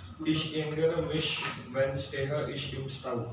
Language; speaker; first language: German; non-native, learner; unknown